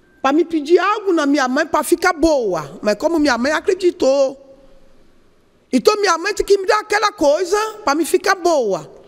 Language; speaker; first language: Portuguese; non-native, learner; Yoruba